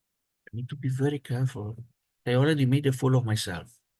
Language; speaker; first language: English; non-native, fluent; Greek